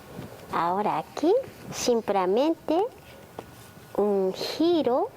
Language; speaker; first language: Spanish; non-native, learner; Japanese